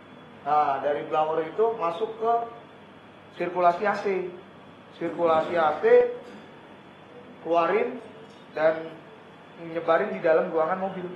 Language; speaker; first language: Malay; native; Malay